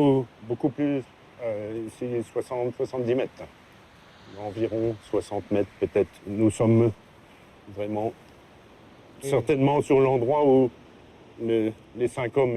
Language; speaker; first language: French; native; French